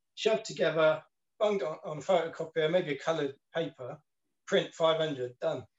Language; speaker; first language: English; native; English